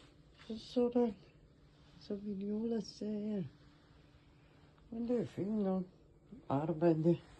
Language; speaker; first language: Danish; non-native, learner; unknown